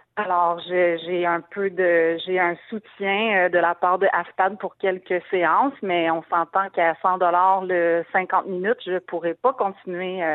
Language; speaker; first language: French; native; French